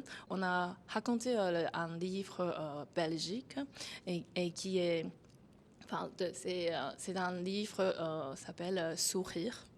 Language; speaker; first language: French; non-native, fluent; Chinese